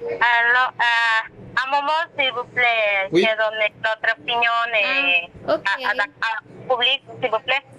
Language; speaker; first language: French; non-native, learner; Spanish